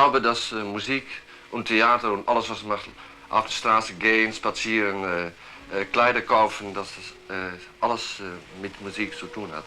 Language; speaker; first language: German; non-native, learner; Dutch